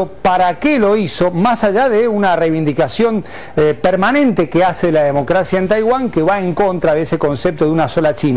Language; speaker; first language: Spanish; native; Spanish